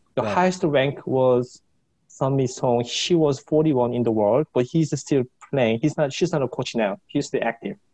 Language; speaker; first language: English; non-native, fluent; Korean